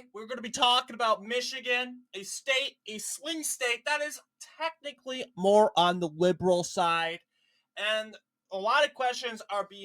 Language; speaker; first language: English; native; English